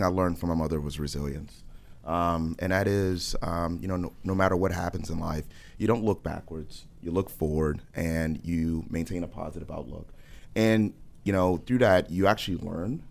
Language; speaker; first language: English; native; English